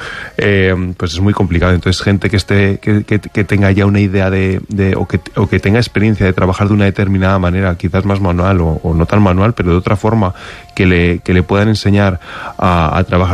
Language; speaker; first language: Spanish; native; Spanish